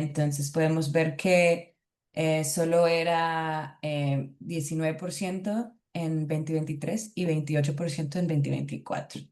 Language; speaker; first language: Spanish; early bilingual, heritage; Spanish